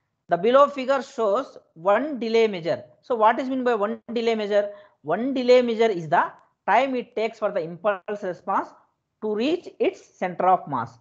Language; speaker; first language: English; non-native, local second language; Telugu